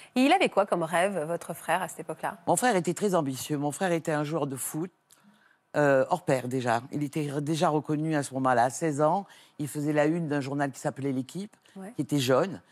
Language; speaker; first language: French; native; French